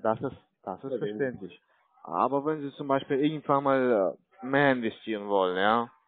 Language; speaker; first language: German; non-native, learner; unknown